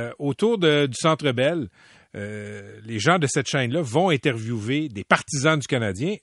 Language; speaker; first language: French; native; French